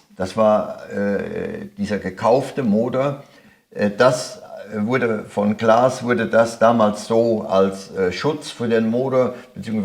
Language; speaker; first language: German; native; German